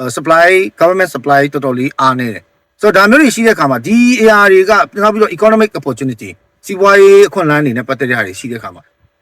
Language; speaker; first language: Burmese; non-native, local second language; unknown